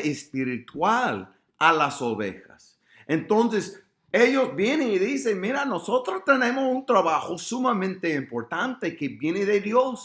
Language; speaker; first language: Spanish; non-native, fluent; English